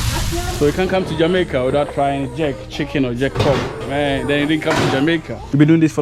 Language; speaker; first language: English; native; English